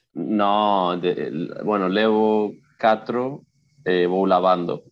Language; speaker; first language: Galician; non-native, local second language; Spanish